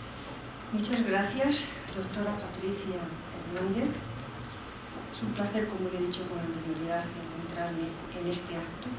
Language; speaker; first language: Spanish; native; Spanish